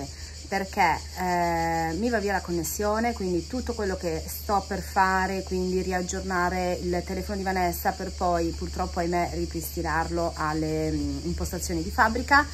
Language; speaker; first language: Italian; native; Italian